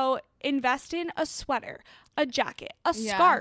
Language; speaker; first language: English; native; English